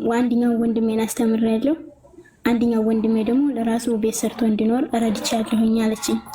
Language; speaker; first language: Amharic; native; Amharic